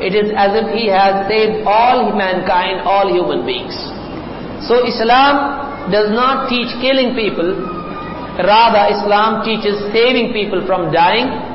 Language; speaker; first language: English; non-native, local second language; Urdu